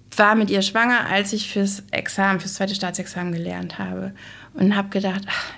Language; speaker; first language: German; native; German